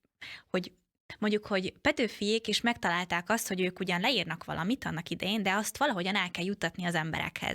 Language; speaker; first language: Hungarian; native; Hungarian